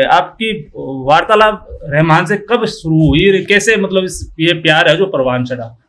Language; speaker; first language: Hindi; native; Hindi